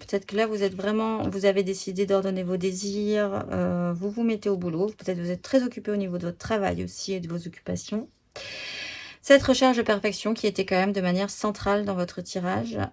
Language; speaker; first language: French; native; French